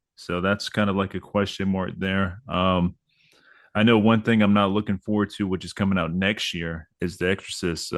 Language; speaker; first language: English; native; English